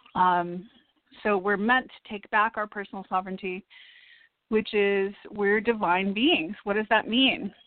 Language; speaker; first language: English; native; English